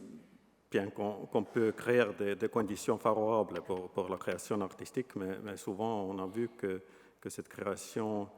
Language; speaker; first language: French; non-native, fluent; Estonian